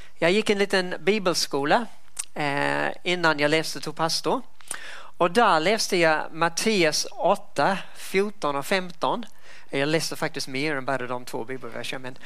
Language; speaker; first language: Swedish; non-native, fluent; English